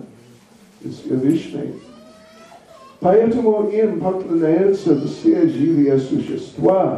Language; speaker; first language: Russian; non-native, learner; English